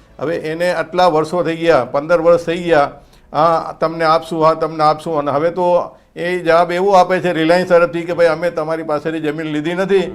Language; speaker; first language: Gujarati; native; Gujarati